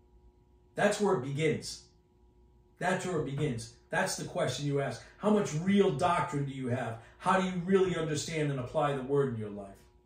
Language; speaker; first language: English; native; English